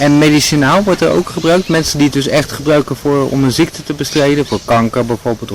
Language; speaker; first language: Dutch; native; Dutch